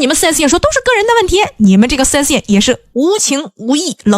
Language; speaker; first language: Chinese; native; Chinese